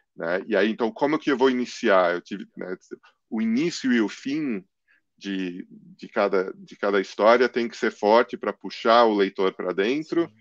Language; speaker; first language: Portuguese; early bilingual, other home language; English